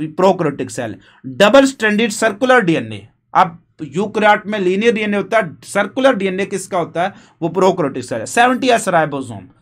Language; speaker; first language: Urdu; non-native, local second language; Punjabi